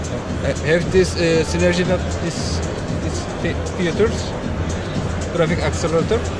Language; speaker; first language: English; non-native, learner; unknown